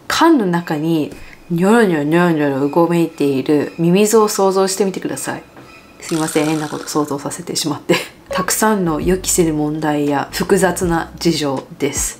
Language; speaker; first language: Japanese; early bilingual, other home language; English